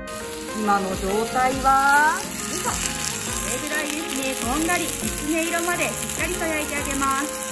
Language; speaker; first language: Japanese; native; Japanese